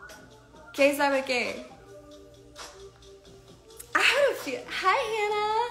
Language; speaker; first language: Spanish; non-native, learner; English